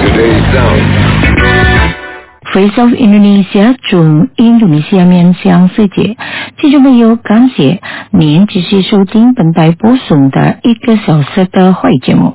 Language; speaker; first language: Chinese; early bilingual, heritage; Chinese